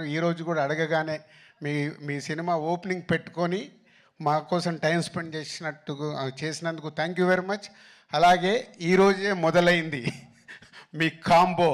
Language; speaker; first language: Telugu; native; Telugu